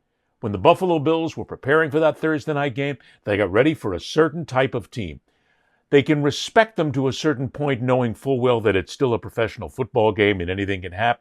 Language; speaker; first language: English; native; English